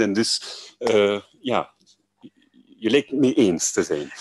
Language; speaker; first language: Dutch; non-native, learner; French